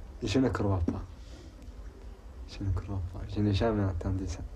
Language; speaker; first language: French; non-native, local second language; Arabic